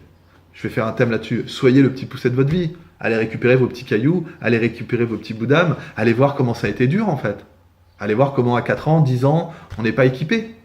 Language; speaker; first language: French; native; French